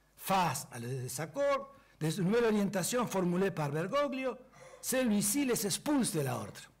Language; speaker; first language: French; non-native, fluent; Spanish